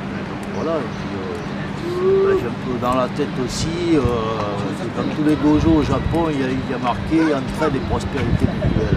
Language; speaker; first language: French; native; French